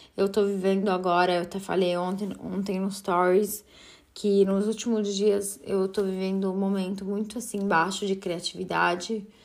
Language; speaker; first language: Portuguese; early bilingual, heritage; Portuguese